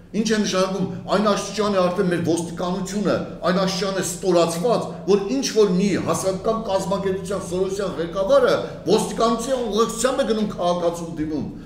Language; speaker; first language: Armenian; native; Armenian